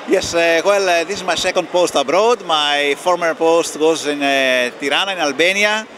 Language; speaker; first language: English; non-native, fluent; Greek